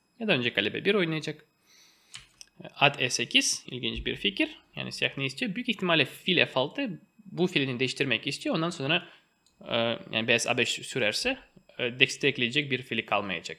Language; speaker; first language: Turkish; non-native, fluent; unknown